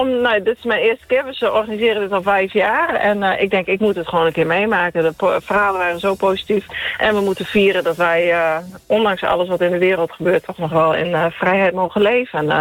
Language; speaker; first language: Dutch; native; Dutch